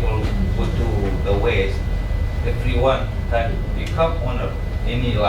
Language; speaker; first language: English; non-native, learner; Arabic